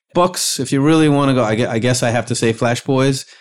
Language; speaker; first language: English; native; English